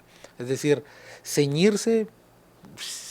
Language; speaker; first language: Spanish; native; Spanish